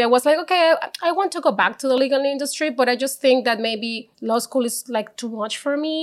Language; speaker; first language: English; non-native, fluent; Spanish